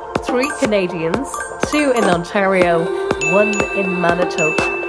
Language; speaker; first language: English; native; English